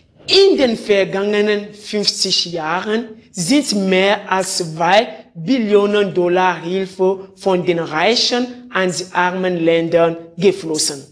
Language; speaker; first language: German; non-native, fluent; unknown